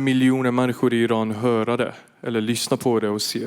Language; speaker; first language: Swedish; non-native, fluent; Persian